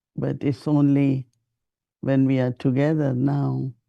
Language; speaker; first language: English; non-native, local second language; Hindi